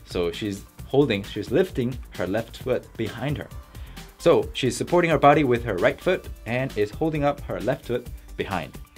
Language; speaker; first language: English; non-native, fluent; Korean